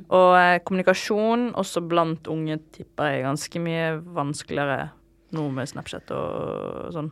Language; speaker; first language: Norwegian; native; Norwegian